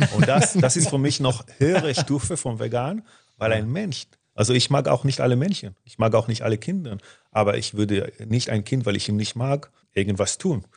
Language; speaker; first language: German; non-native, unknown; Hebrew